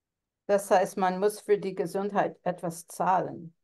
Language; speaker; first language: German; non-native, fluent; English